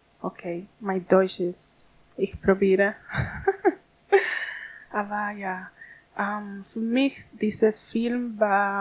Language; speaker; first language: German; non-native, learner; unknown